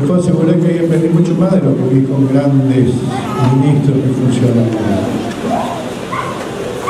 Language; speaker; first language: Spanish; native; Spanish